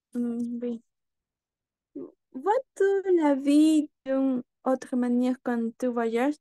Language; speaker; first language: French; non-native, learner; Spanish